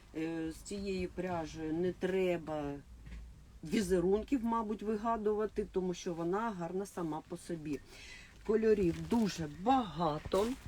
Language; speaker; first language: Ukrainian; non-native, local second language; Russian